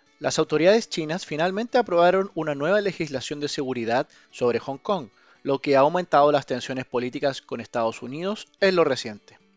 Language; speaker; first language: Spanish; native; Spanish